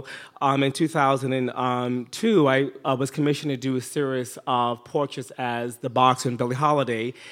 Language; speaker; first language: English; native; English